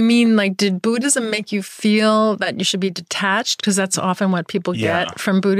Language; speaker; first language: English; native; English